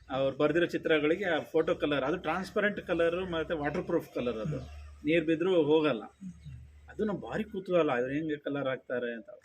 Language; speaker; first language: Kannada; native; Kannada